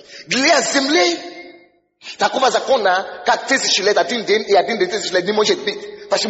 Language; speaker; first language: Russian; non-native, fluent; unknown